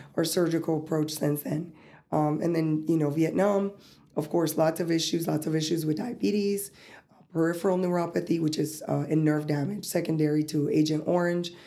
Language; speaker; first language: English; early bilingual, other home language; Spanish